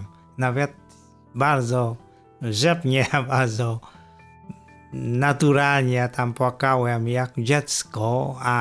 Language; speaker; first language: Polish; non-native, fluent; Vietnamese